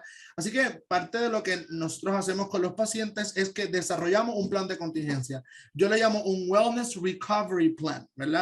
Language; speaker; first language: Spanish; native; Spanish